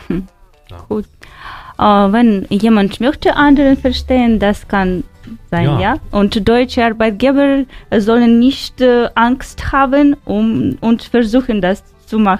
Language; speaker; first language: German; non-native, learner; Ukrainian